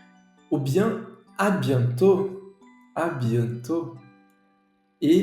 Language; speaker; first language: French; non-native, fluent; Portuguese